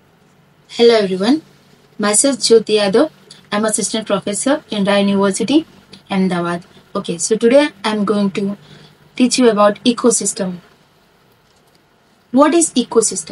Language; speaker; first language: English; non-native, local second language; Hindi